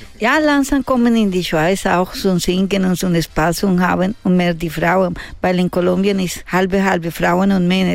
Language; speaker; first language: German; non-native, learner; Spanish